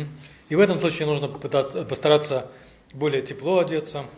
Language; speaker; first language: Russian; native; Russian